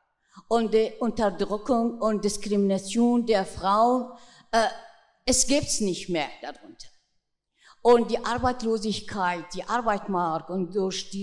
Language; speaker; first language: German; non-native, fluent; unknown